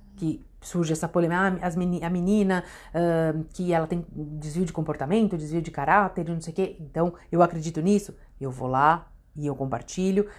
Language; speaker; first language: Portuguese; native; Portuguese